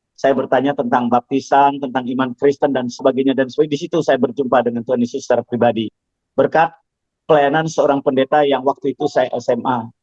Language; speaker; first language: Indonesian; non-native, local second language; Javanese